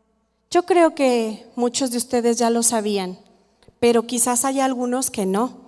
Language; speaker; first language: Spanish; native; Spanish